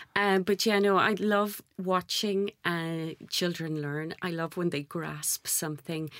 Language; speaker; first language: English; native; English